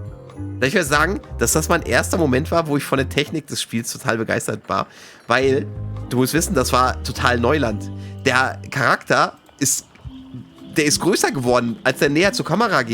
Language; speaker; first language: German; native; German